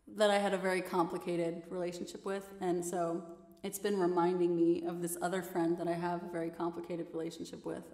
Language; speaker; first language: English; native; English